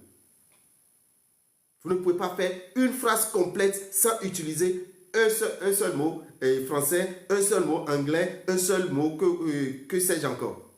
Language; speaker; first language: French; non-native, local second language; Fon